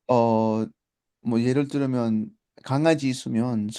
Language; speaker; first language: Korean; non-native, learner; Spanish